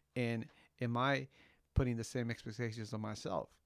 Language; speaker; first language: English; early bilingual, other home language; Spanish